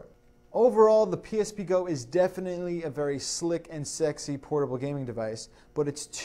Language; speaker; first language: English; native; English